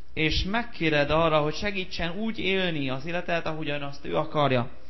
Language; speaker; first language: Hungarian; native; Hungarian